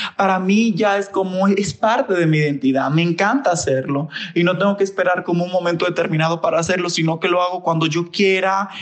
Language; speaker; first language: Spanish; native; Spanish